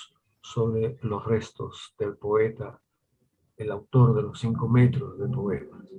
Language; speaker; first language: Spanish; native; Spanish